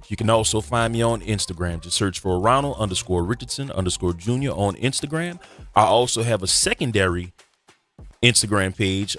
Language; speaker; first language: English; native; English